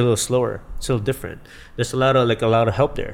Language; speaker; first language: English; non-native, local second language; Filipino